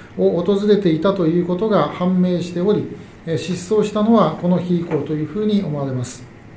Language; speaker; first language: Japanese; native; Japanese